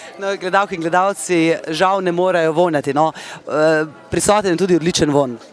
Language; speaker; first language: Slovenian; native; Slovenian